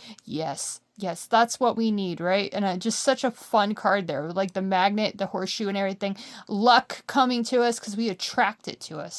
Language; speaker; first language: English; native; English